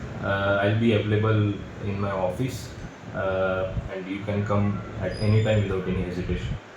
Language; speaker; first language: English; non-native, local second language; Marathi